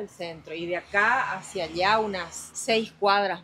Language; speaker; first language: Spanish; native; Spanish